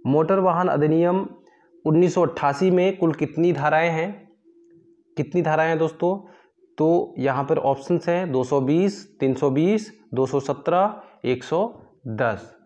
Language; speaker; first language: Hindi; native; Hindi